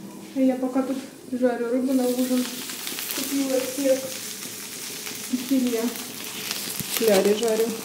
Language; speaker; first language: Russian; native; Russian